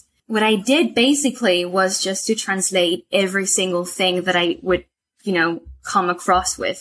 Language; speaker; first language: English; non-native, fluent; Spanish